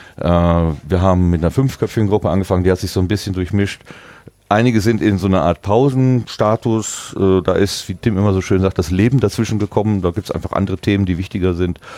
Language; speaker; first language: German; native; German